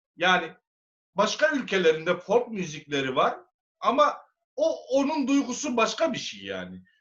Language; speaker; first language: Turkish; native; Turkish